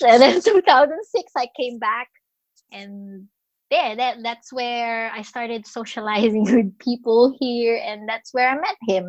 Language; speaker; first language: English; non-native, local second language; Filipino